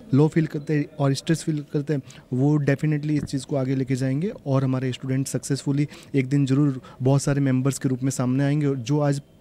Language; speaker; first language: Hindi; non-native, local second language; Gujarati